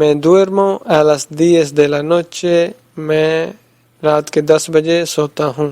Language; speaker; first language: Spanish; non-native, fluent; Urdu